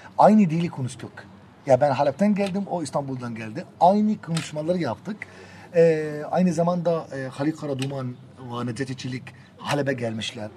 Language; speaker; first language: Turkish; non-native, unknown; Arabic